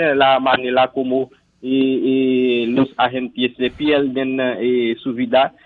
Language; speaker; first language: Spanish; non-native, learner; Haitian Creole